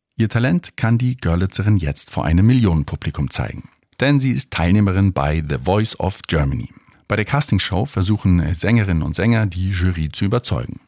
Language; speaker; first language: German; native; German